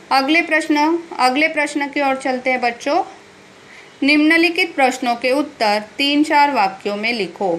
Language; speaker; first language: Hindi; non-native, local second language; Marathi